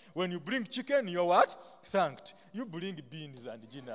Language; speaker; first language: English; non-native, local second language; Ganda